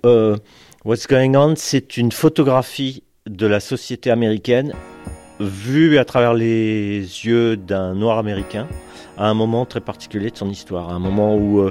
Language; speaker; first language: French; native; French